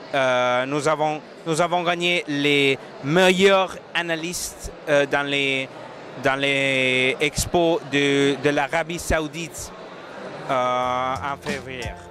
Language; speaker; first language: French; non-native, learner; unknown